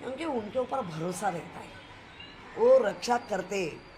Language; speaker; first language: Hindi; non-native, local second language; Marathi